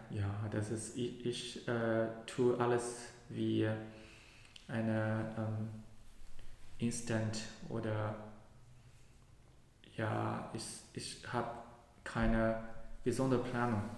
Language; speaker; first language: German; non-native, learner; Cantonese